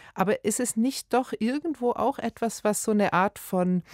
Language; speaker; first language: German; native; German